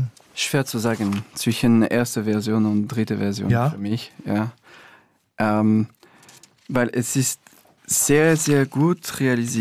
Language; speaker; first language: German; non-native, fluent; French